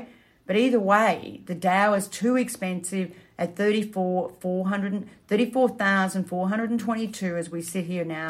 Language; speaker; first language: English; native; English